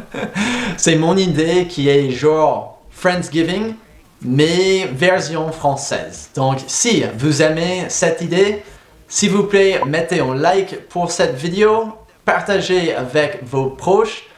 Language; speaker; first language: French; non-native, fluent; English